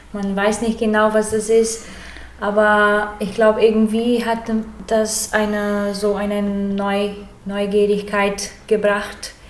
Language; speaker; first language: German; early bilingual, heritage; German